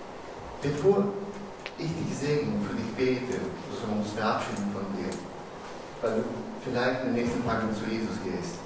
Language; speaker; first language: German; non-native, fluent; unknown